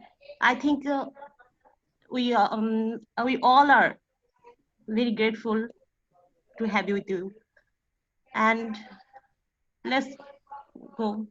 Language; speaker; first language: English; non-native, learner; Bangla